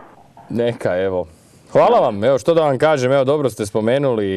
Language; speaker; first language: Croatian; native; Croatian